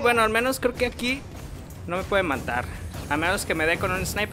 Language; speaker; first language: Spanish; native; Spanish